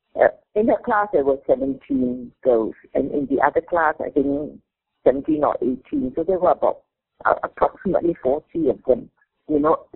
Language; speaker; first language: English; non-native, local second language; Min Nan Chinese